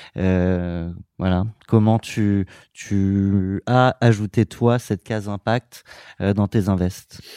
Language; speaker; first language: French; native; French